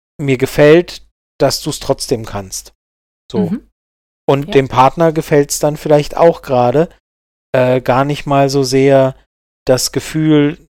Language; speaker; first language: German; native; German